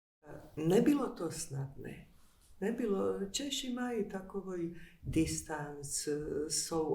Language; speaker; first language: Czech; non-native, fluent; Bosnian